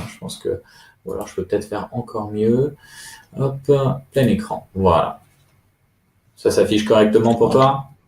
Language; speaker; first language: French; native; French